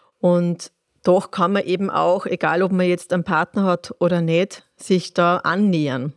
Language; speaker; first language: German; native; German